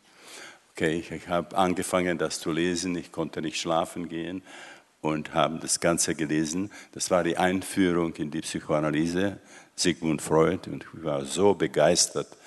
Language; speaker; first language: German; non-native, fluent; Czech